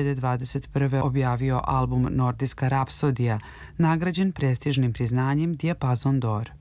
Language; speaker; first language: Serbian; native; Serbian